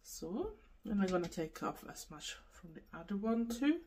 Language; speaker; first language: English; non-native, fluent; Swedish